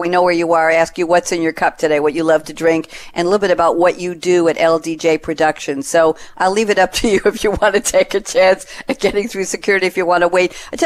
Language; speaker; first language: English; native; English